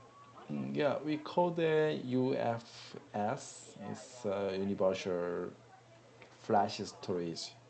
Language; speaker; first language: English; non-native, learner; Korean